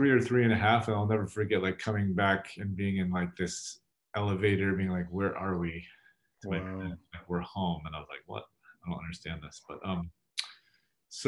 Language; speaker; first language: English; native; English